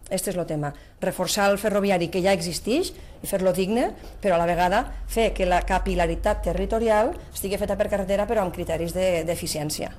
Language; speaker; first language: Catalan; native; Catalan